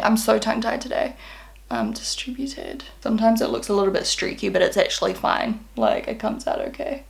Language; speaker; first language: English; native; English